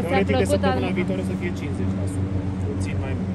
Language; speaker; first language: Romanian; native; Romanian